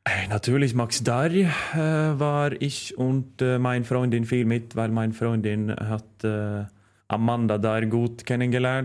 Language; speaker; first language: German; non-native, fluent; Norwegian